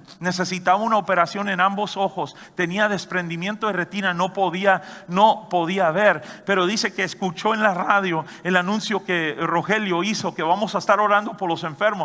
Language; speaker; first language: Spanish; native; Spanish